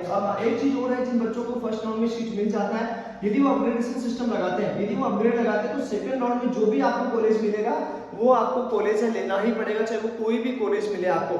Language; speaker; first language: Hindi; native; Hindi